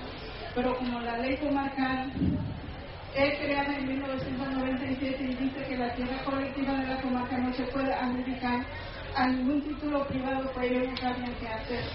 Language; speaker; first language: Spanish; non-native, local second language; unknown